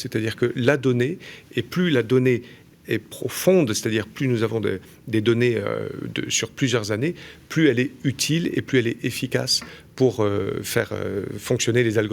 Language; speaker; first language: French; native; French